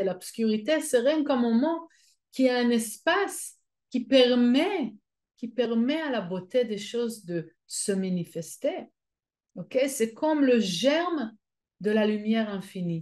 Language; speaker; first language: French; non-native, fluent; Hebrew